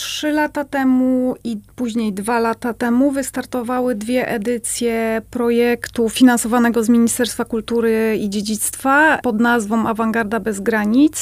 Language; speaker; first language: Polish; native; Polish